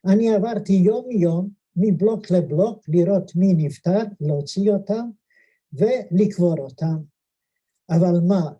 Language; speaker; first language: Hebrew; non-native, fluent; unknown